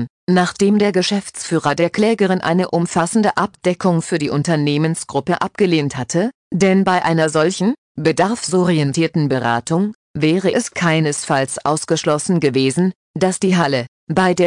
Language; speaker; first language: German; native; German